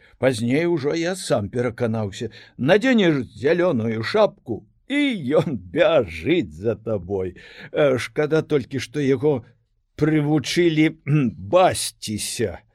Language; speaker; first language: Belarusian; native; Belarusian